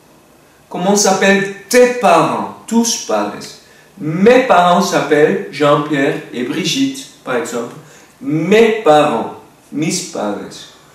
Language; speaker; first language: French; non-native, fluent; Spanish